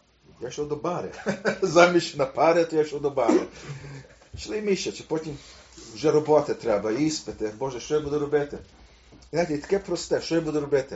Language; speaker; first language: Ukrainian; early bilingual, heritage; Ukrainian